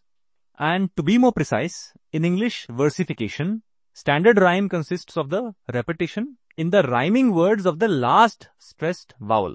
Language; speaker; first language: English; non-native, local second language; Hindi